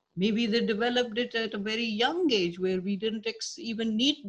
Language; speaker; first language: English; non-native, local second language; Urdu